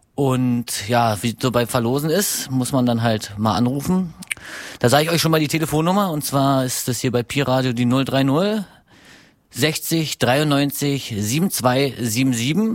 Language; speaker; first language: German; native; German